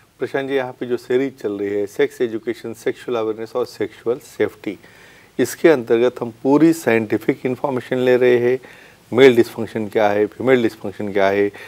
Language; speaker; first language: Hindi; non-native, local second language; Marathi